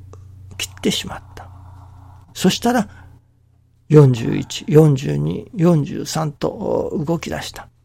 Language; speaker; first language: Japanese; native; Japanese